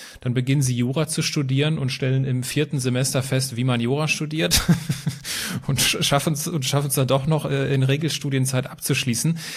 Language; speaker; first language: German; native; German